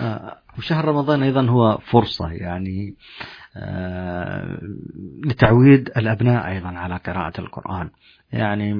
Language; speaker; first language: Arabic; native; Arabic